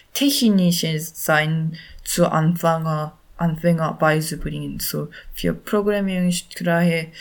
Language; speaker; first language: German; non-native, learner; Korean